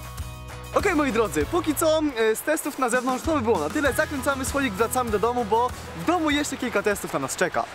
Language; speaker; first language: Polish; native; Polish